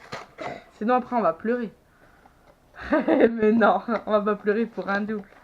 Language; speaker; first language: French; native; French